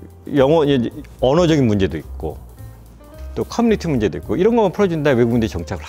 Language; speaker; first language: Korean; native; Korean